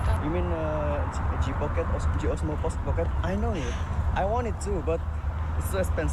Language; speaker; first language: English; non-native, learner; Indonesian